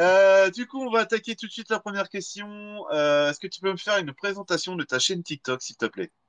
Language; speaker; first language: French; native; French